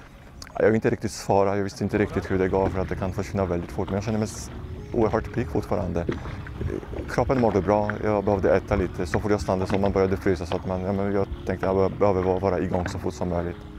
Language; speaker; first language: Swedish; non-native, fluent; Polish